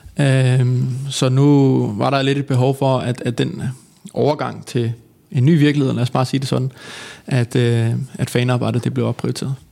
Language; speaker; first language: Danish; native; Danish